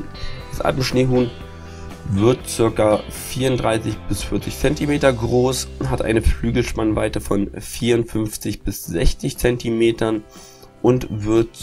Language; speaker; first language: German; native; German